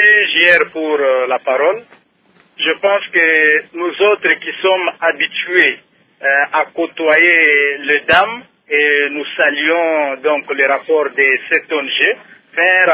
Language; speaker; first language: French; non-native, local second language; Luba-Lulua